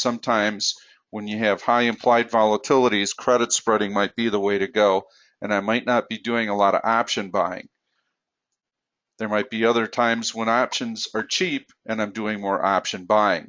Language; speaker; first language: English; native; English